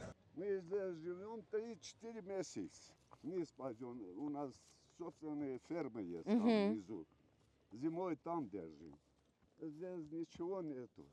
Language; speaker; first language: Russian; non-native, local second language; Armenian